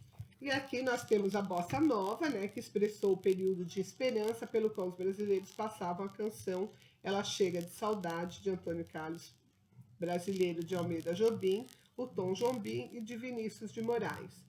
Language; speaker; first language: Portuguese; native; Portuguese